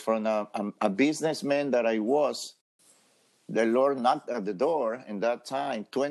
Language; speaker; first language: English; non-native, fluent; Spanish